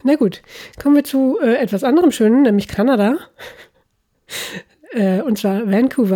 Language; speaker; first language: German; native; German